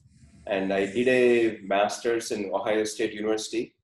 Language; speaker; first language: English; non-native, fluent; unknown